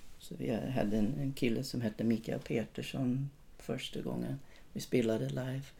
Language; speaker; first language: Swedish; non-native, fluent; English